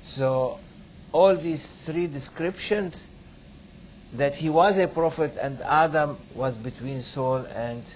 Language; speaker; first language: English; non-native, fluent; Arabic